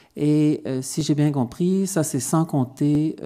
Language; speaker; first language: French; native; French